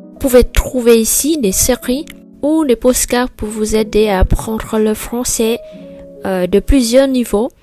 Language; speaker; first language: French; non-native, fluent; Vietnamese